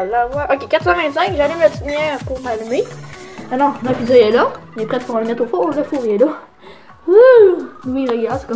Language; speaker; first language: French; native; French